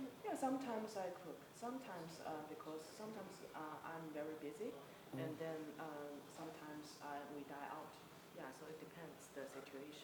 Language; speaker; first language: English; non-native, fluent; Chinese